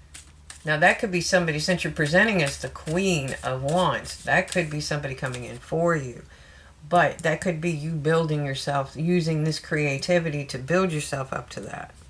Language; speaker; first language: English; native; English